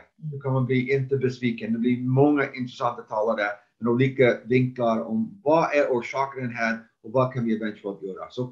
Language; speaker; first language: Swedish; non-native, fluent; English